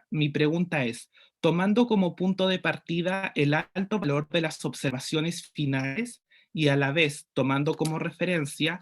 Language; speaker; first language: Spanish; native; Spanish